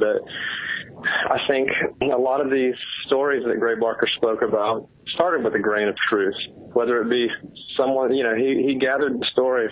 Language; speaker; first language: English; native; English